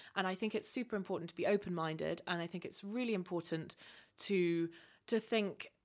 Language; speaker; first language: English; native; English